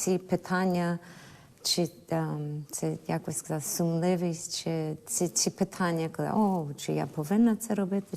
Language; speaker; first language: Ukrainian; early bilingual, heritage; Ukrainian